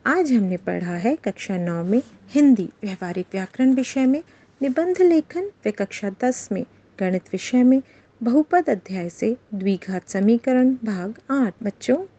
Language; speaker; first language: Hindi; native; Hindi